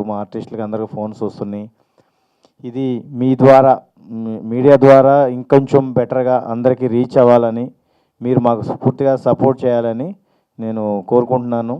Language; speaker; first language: Telugu; native; Telugu